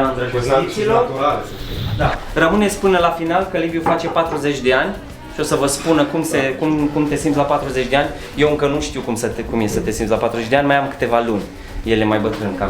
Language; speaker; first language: Romanian; native; Romanian